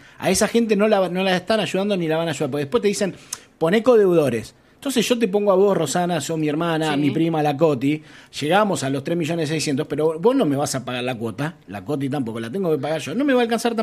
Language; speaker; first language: Spanish; native; Spanish